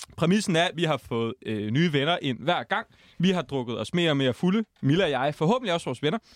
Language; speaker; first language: Danish; native; Danish